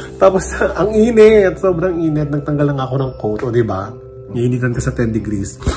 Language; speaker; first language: Filipino; native; Filipino